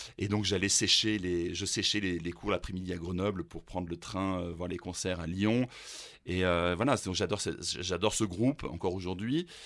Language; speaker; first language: French; early bilingual, other home language; German